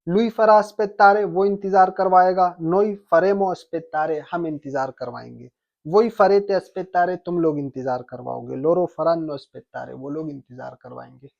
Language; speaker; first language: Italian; non-native, fluent; Urdu